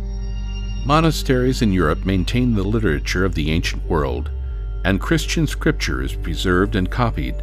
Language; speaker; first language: English; native; English